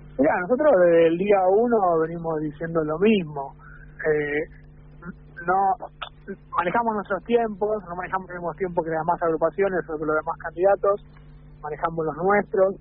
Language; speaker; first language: Spanish; native; Spanish